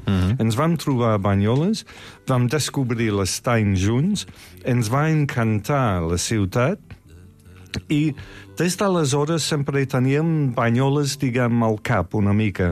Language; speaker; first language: Catalan; non-native, fluent; English